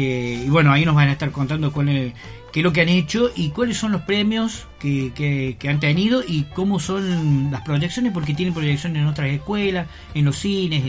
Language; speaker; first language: Spanish; native; Spanish